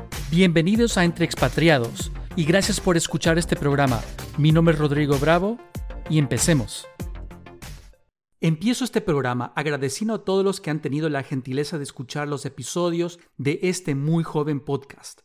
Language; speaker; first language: Spanish; native; Spanish